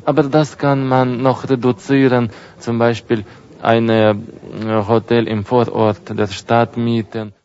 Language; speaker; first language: German; non-native, learner; Russian